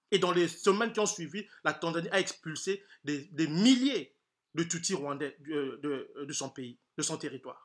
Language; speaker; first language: French; non-native, local second language; Lingala